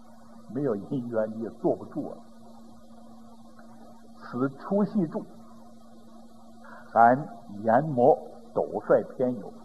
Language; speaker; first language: Chinese; native; Chinese